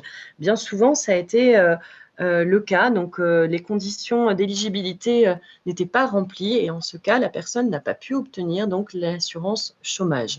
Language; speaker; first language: French; native; French